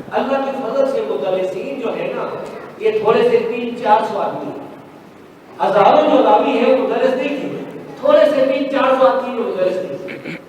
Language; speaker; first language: Urdu; non-native, local second language; Pashto